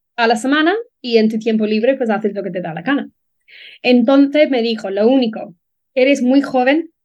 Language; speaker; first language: Spanish; non-native, fluent; English